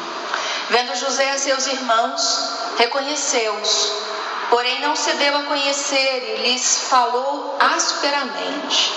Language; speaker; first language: Portuguese; native; Portuguese